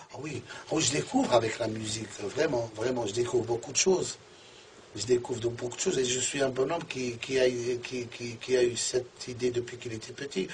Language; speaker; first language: French; non-native, local second language; Arabic